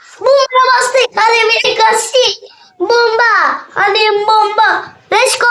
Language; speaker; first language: Turkish; native; Turkish